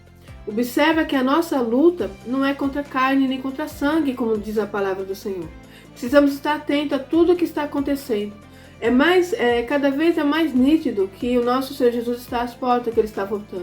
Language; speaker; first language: Portuguese; native; Portuguese